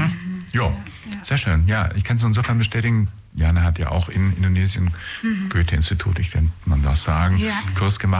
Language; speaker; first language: German; native; German